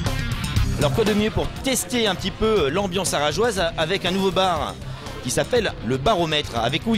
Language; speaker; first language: French; native; French